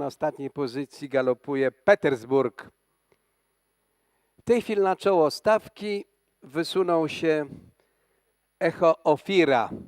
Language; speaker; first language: Polish; native; Polish